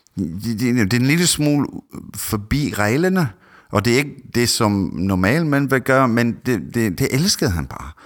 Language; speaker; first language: Danish; non-native, fluent; English